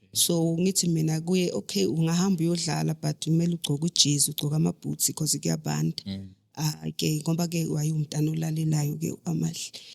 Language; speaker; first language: Zulu; native; Zulu